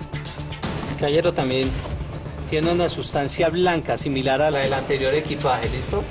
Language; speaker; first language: Spanish; native; Spanish